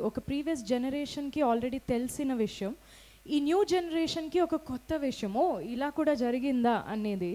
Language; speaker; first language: Telugu; non-native, fluent; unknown